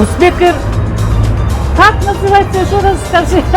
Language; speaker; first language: Russian; non-native, learner; Mongolian